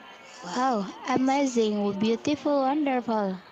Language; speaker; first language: English; non-native, learner; Indonesian